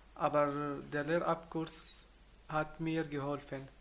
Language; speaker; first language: German; non-native, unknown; Arabic